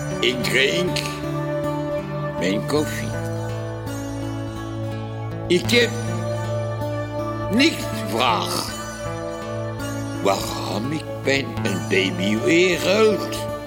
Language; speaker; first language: Dutch; non-native, learner; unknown